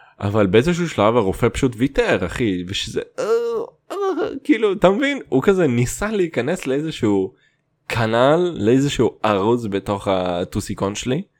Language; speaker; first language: Hebrew; non-native, fluent; Russian